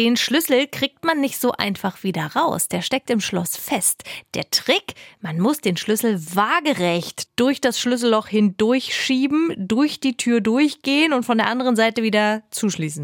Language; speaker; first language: German; native; German